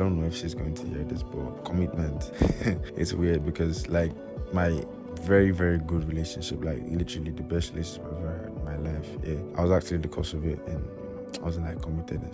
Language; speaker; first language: English; non-native, local second language; Igbo